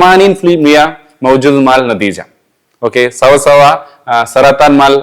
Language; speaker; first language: Arabic; non-native, learner; Malayalam